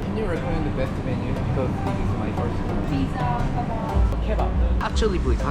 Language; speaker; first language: English; non-native, learner; Korean